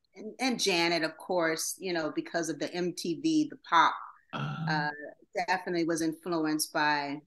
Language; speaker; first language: English; native; English